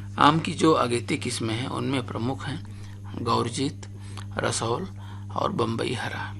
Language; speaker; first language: Hindi; native; Hindi